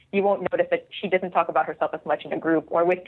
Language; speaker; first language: English; non-native, local second language; Filipino